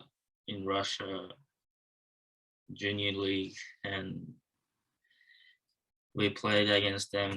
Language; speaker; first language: English; non-native, learner; Japanese